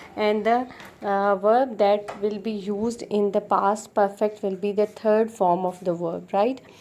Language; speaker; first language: English; non-native, local second language; Urdu